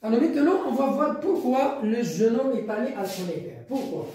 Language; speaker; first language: French; non-native, local second language; Arabic